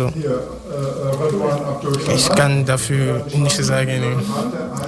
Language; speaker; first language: German; non-native, learner; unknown